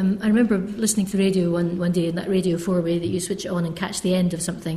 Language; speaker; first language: English; native; English